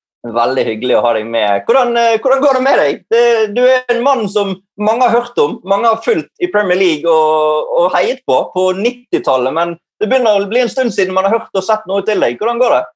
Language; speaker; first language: Norwegian; native; Norwegian